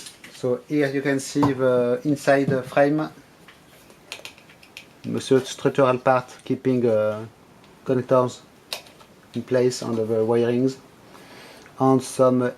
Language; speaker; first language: English; non-native, fluent; French